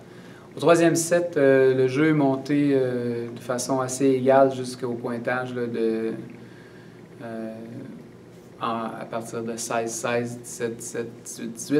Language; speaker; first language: French; native; French